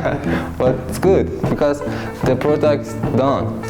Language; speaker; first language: English; non-native, learner; Persian